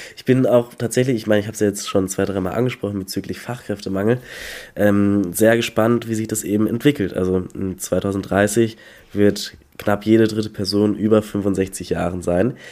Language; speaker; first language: German; native; German